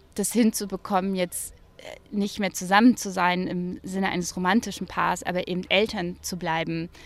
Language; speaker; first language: German; native; German